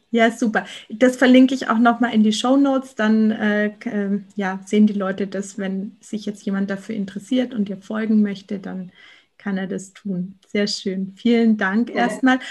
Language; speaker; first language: German; native; German